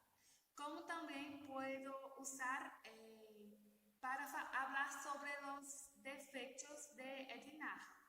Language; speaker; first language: Spanish; non-native, learner; Portuguese